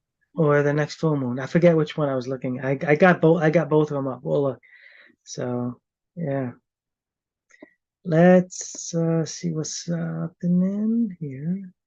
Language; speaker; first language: English; native; English